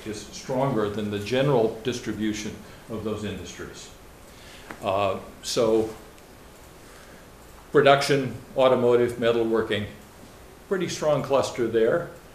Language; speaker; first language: English; native; English